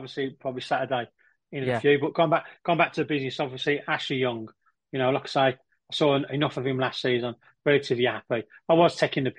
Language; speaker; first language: English; native; English